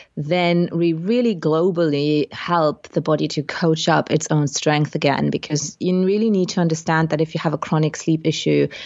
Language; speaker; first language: English; non-native, fluent; Luxembourgish